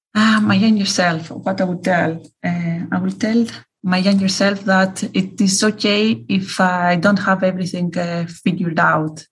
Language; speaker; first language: English; non-native, fluent; Greek